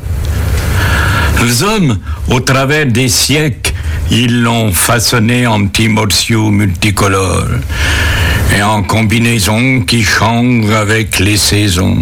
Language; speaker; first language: French; native; French